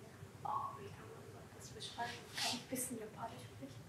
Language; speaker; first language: German; non-native, learner; Japanese